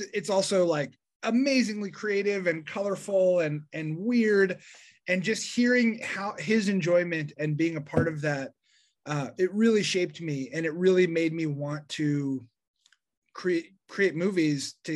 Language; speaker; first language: English; native; English